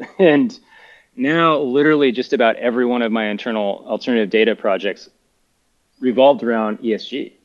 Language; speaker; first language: English; native; English